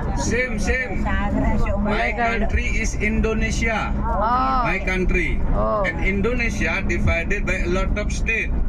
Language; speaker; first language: English; non-native, learner; Balinese